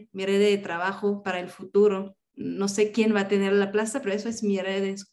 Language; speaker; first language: Spanish; non-native, fluent; French